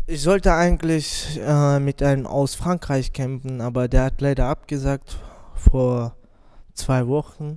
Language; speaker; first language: German; non-native, learner; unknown